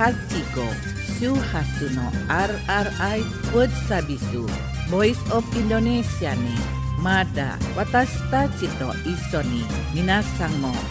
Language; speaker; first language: Japanese; non-native, fluent; Indonesian